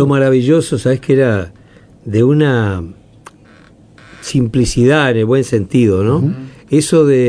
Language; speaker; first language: Spanish; native; Spanish